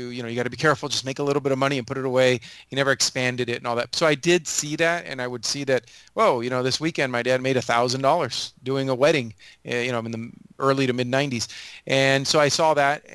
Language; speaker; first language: English; native; English